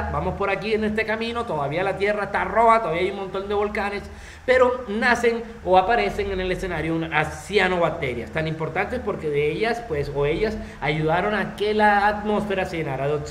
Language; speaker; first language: Spanish; native; Spanish